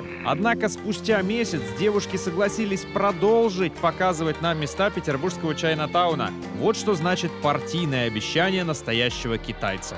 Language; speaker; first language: Russian; native; Russian